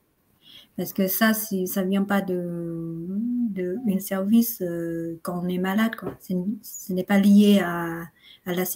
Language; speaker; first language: French; non-native, fluent; Vietnamese